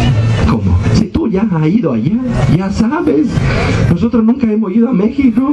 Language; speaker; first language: Spanish; non-native, fluent; Italian